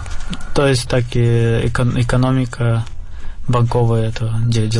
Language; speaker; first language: Polish; non-native, fluent; Russian